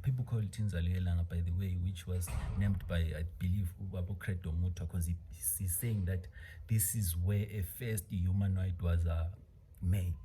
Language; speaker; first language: English; non-native, local second language; Xhosa